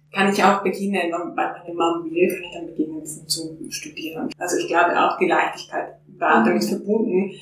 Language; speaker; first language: German; non-native, fluent; Finnish